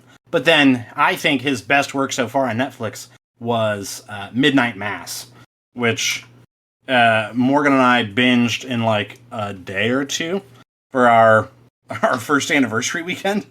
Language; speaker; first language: English; native; English